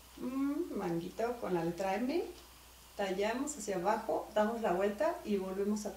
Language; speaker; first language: Spanish; native; Spanish